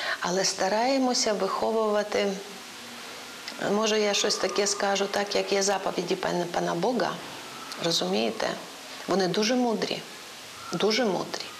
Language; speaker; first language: Ukrainian; non-native, local second language; Polish